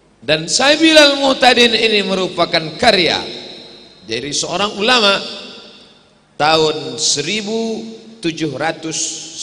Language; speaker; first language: Indonesian; native; Indonesian